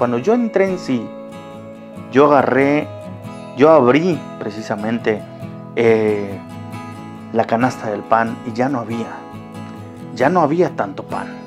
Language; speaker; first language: Spanish; native; Spanish